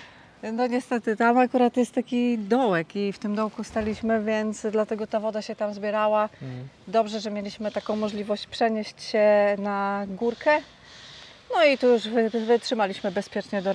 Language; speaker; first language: Polish; native; Polish